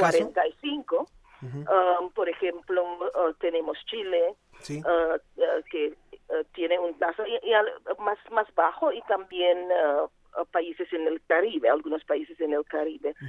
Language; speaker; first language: Spanish; non-native, fluent; Portuguese